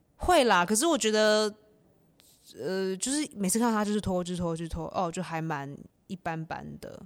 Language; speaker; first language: Chinese; native; Chinese